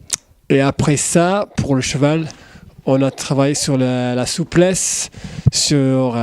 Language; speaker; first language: French; non-native, fluent; English